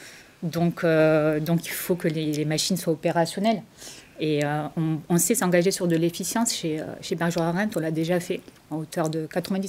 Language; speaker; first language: French; native; French